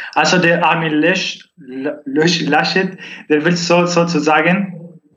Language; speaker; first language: German; non-native, learner; Arabic